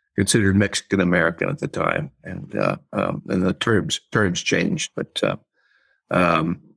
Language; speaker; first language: English; native; English